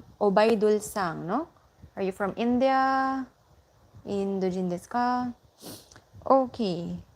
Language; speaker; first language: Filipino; native; Filipino